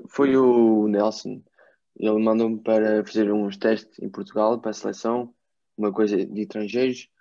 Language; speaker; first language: Portuguese; early bilingual, heritage; Portuguese